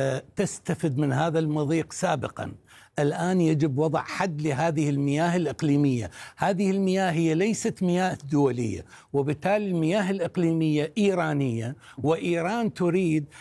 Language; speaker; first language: Arabic; native; Arabic